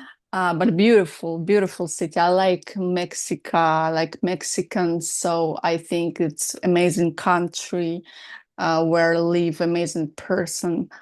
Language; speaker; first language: English; non-native, learner; Russian